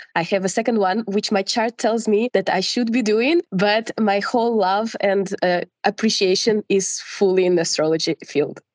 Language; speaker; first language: English; non-native, fluent; Russian